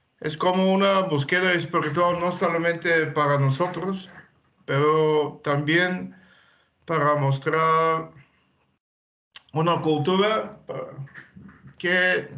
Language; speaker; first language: Spanish; non-native, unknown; Bulgarian